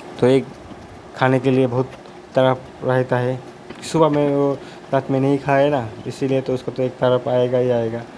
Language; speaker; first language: Hindi; non-native, local second language; Bangla